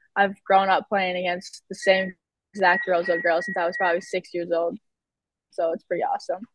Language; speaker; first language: English; native; English